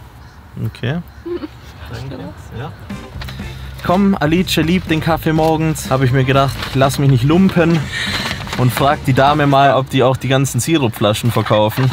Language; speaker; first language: German; native; German